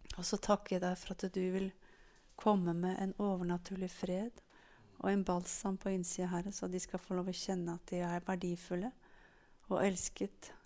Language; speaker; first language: Norwegian; native; Norwegian